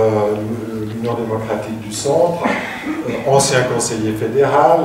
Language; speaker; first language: French; native; French